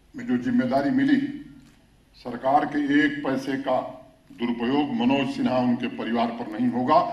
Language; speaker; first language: Hindi; native; Hindi